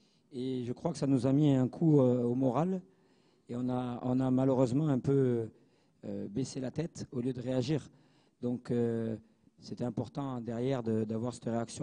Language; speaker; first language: French; native; French